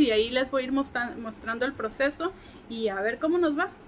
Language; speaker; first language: Spanish; native; Spanish